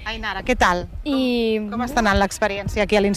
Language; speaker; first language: Catalan; native; Catalan